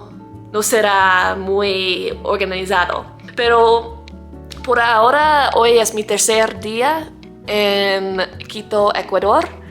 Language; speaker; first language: Spanish; non-native, learner; English